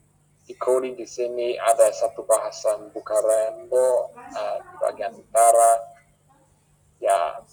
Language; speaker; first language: Indonesian; non-native, fluent; English